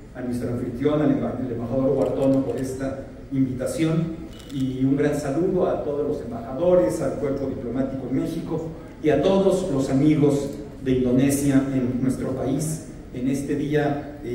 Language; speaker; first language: Spanish; native; Spanish